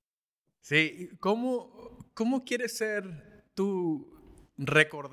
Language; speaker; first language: Spanish; early bilingual, heritage; Spanish